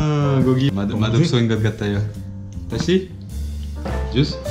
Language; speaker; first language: Korean; non-native, learner; French